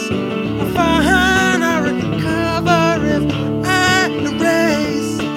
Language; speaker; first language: English; native; English